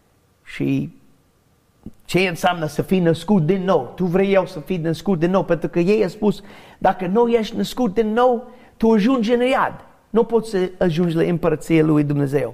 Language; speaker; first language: Romanian; non-native, learner; English